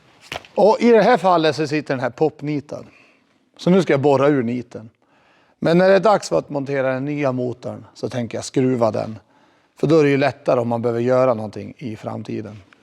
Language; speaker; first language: Swedish; native; Swedish